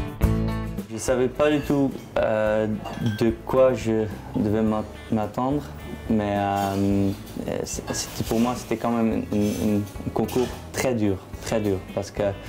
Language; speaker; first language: French; non-native, fluent; Dutch